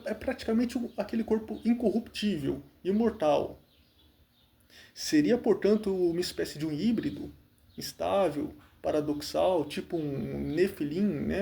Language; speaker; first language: Portuguese; native; Portuguese